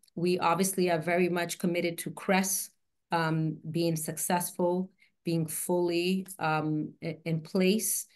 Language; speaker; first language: English; native; English